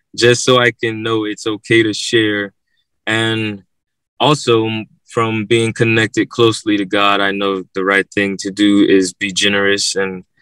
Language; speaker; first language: English; native; English